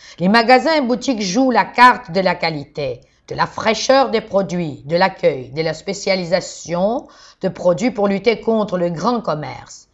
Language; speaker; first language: French; non-native, fluent; Georgian